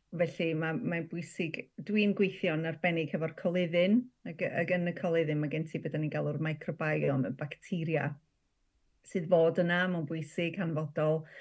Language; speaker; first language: Welsh; native; Welsh